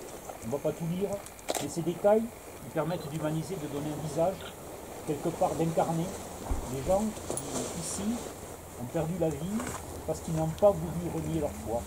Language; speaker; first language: French; native; French